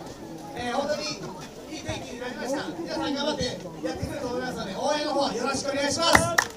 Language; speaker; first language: Japanese; native; Japanese